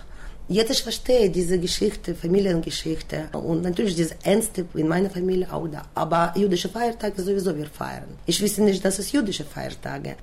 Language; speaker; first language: German; non-native, learner; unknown